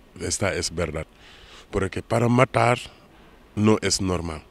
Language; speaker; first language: Spanish; non-native, learner; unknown